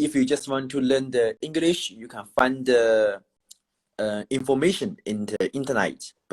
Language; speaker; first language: English; non-native, learner; Chinese